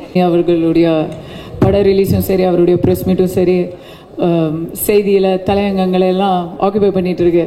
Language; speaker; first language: Tamil; native; Tamil